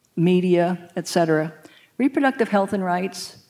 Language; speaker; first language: English; native; English